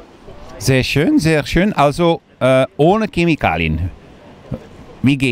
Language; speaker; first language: German; non-native, learner; Dutch